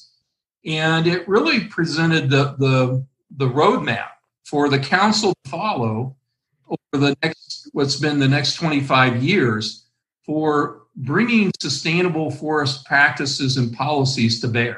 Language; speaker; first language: English; native; English